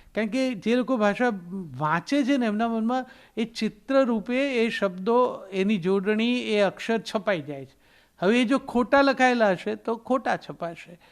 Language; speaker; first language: Gujarati; native; Gujarati